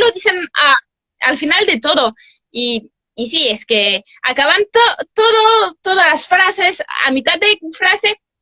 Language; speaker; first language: Spanish; non-native, fluent; French